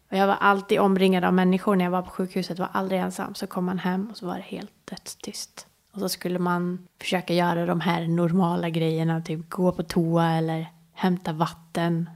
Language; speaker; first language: Swedish; early bilingual, other home language; Persian